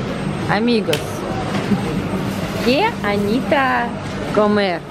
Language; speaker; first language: Spanish; non-native, fluent; Ukrainian